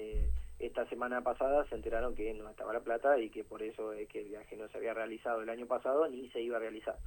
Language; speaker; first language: Spanish; native; Spanish